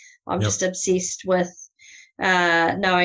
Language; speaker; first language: English; native; English